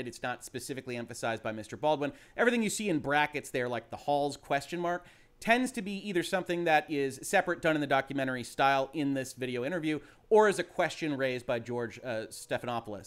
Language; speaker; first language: English; native; English